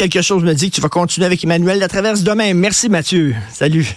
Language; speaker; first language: French; native; French